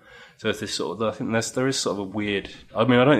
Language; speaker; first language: English; native; English